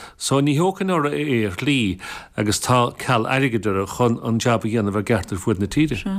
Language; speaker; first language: Irish; native; Irish